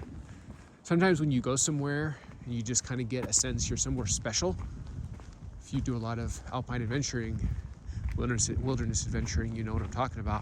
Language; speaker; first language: English; native; English